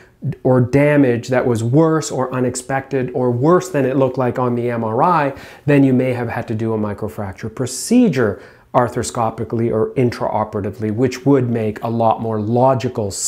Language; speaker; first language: English; native; English